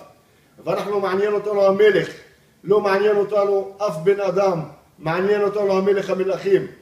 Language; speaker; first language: Hebrew; non-native, local second language; Arabic